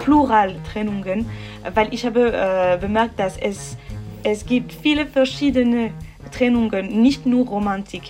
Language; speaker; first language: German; non-native, learner; French